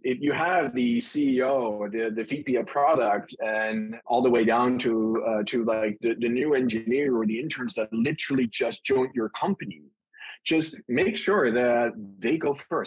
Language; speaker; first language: English; non-native, fluent; Dutch